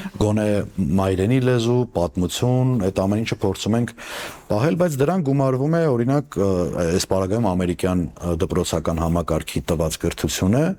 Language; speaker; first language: Armenian; native; Armenian